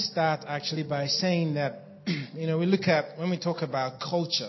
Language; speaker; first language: English; non-native, local second language; Igbo